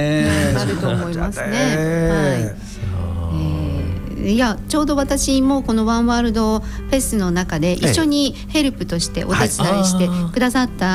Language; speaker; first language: Japanese; native; Japanese